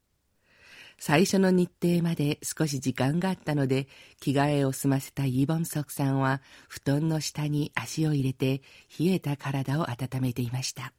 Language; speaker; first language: Japanese; native; Japanese